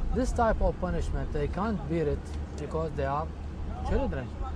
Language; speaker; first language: English; non-native, fluent; Arabic